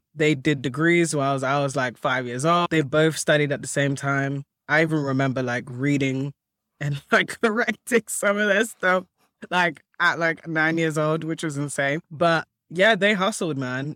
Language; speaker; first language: English; early bilingual, other home language; Akan